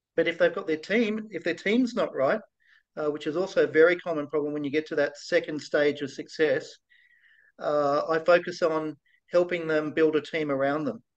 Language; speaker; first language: English; native; English